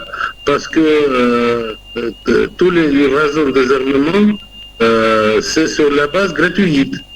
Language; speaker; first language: French; non-native, fluent; Russian